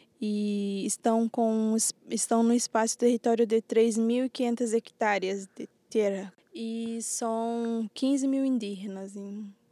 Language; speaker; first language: Spanish; non-native, learner; Guarani